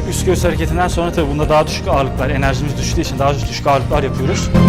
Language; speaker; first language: Turkish; native; Turkish